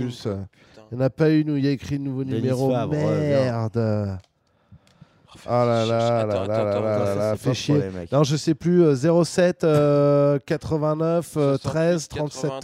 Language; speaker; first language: French; native; French